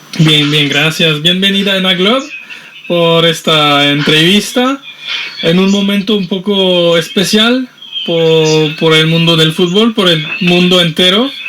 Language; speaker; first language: Spanish; non-native, fluent; French